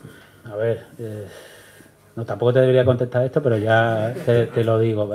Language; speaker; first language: Spanish; native; Spanish